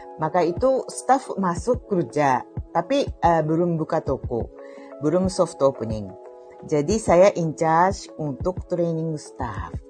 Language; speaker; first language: Indonesian; non-native, fluent; Japanese